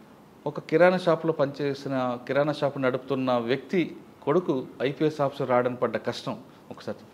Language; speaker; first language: Telugu; native; Telugu